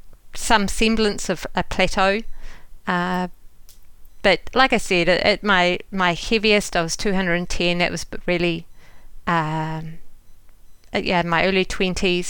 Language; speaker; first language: English; native; English